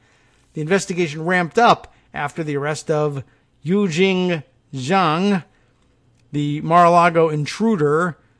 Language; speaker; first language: English; native; English